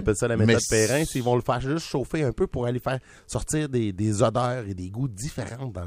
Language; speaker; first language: French; native; French